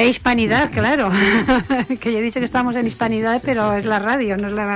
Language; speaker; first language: Spanish; native; Spanish